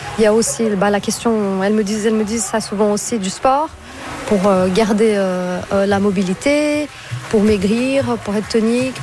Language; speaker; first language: French; non-native, fluent; Portuguese